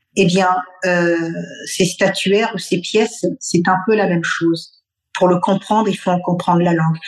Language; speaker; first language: French; non-native, local second language; Bambara